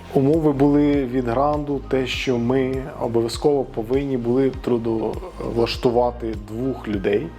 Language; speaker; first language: Ukrainian; native; Ukrainian